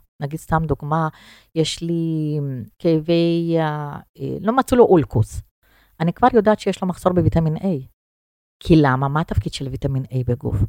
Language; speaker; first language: Hebrew; non-native, fluent; Russian